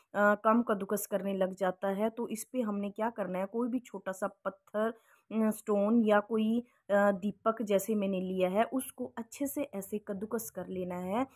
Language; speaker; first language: Hindi; native; Hindi